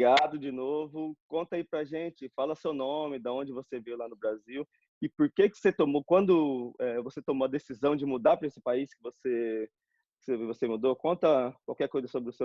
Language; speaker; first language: Portuguese; native; Portuguese